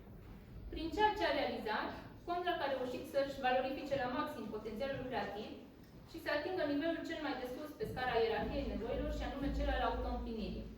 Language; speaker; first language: Romanian; native; Romanian